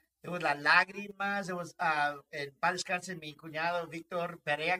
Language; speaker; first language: English; early bilingual, other home language; Spanish